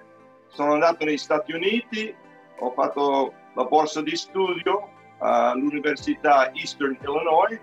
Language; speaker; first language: Italian; early bilingual, heritage; Italian